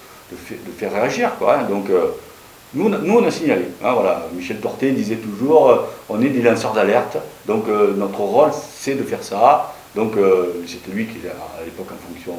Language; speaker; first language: French; native; French